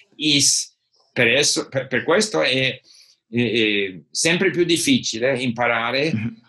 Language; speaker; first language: Italian; non-native, learner; English